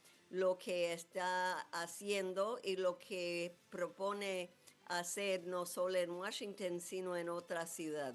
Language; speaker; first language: Spanish; non-native, fluent; English